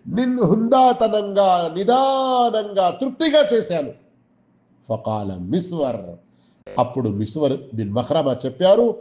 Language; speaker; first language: Telugu; non-native, local second language; Urdu